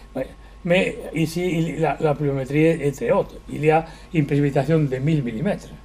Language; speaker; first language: French; non-native, learner; Spanish